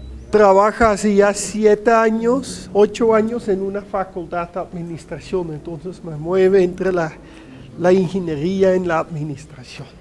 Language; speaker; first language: Spanish; non-native, fluent; Dutch